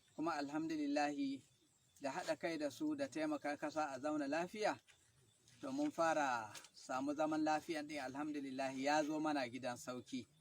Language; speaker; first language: Hausa; non-native, local second language; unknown